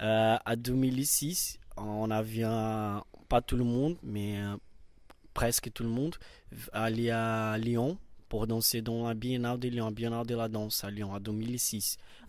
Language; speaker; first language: French; non-native, learner; Portuguese